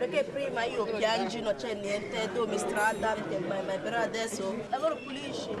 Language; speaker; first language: Italian; non-native, learner; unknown